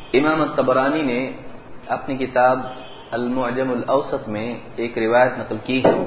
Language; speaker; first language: Urdu; native; Urdu